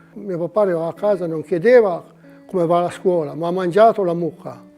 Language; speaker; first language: Italian; native; Italian